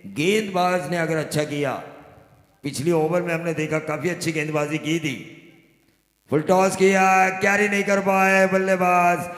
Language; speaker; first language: Hindi; non-native, local second language; Marathi